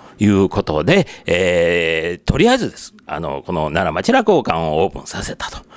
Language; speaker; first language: Japanese; native; Japanese